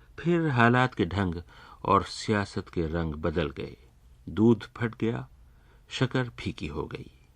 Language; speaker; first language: Urdu; native; Urdu